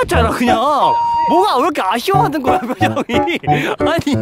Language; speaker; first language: Korean; native; Korean